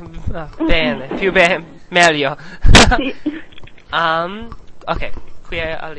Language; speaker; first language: Italian; non-native, learner; English